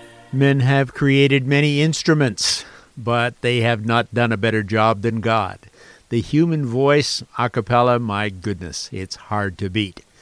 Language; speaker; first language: English; native; English